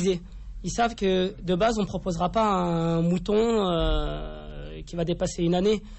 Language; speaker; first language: French; native; French